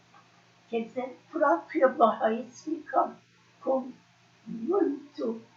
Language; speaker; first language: Portuguese; non-native, learner; Persian